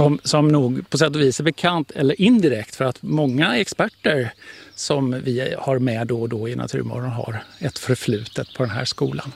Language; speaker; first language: Swedish; native; Swedish